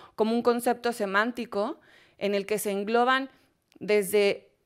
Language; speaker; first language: Spanish; native; Spanish